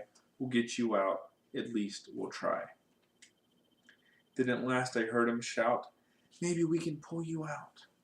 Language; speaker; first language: English; native; English